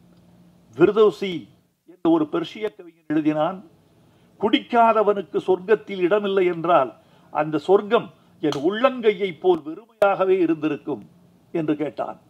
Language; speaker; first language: Tamil; native; Tamil